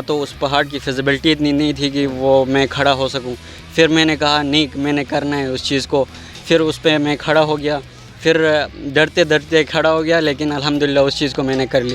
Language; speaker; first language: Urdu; non-native, local second language; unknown